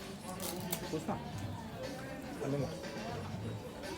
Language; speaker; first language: Russian; non-native, local second language; Kazakh